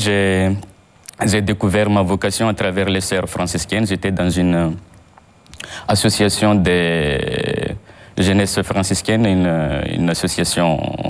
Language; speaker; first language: French; non-native, local second language; Malagasy